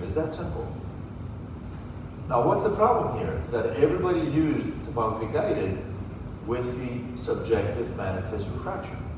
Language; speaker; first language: English; non-native, fluent; Greek